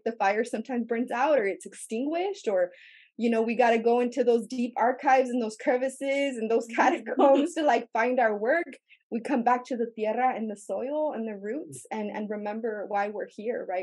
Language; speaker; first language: English; native; English